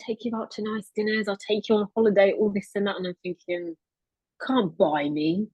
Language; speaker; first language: English; native; English